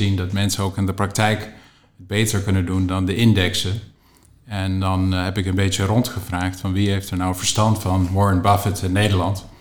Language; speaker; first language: Dutch; non-native, fluent; English